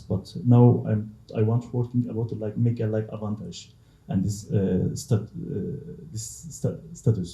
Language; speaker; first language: English; non-native, learner; Kurdish